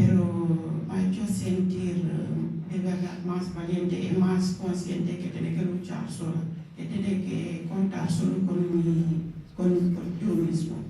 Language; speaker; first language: Spanish; non-native, local second language; Wolof